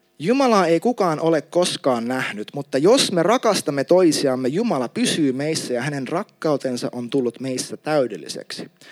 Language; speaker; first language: Finnish; native; Finnish